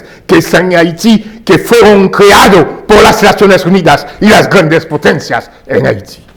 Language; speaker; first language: Spanish; non-native, fluent; Haitian Creole